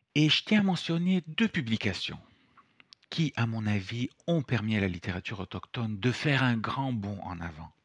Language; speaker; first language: French; non-native, fluent; Italian